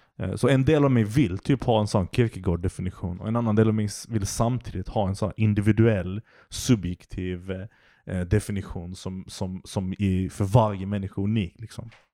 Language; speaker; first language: Swedish; early bilingual, other home language; Turkish